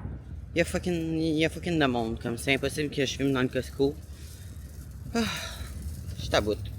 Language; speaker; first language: French; native; French